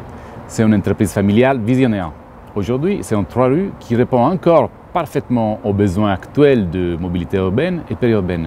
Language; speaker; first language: French; native; French